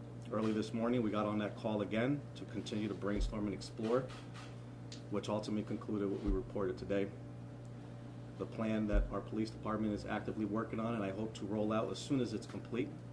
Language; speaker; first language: English; early bilingual, other home language; Spanish